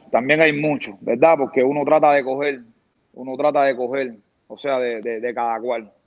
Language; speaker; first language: Spanish; native; Spanish